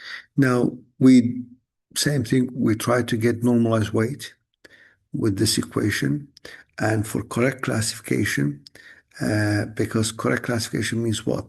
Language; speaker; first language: English; non-native, fluent; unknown